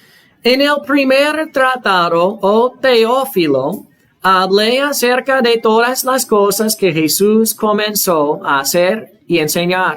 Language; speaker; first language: Spanish; non-native, fluent; English